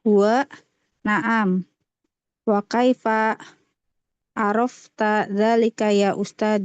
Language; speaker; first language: Arabic; non-native, learner; Indonesian